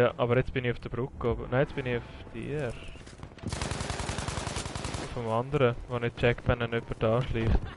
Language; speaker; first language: German; native; German